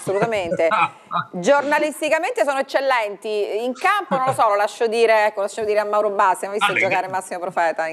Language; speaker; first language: Italian; native; Italian